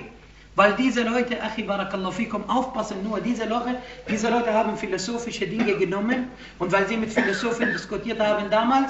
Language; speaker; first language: German; non-native, fluent; Arabic